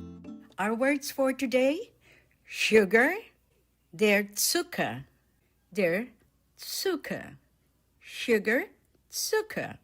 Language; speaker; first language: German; non-native, fluent; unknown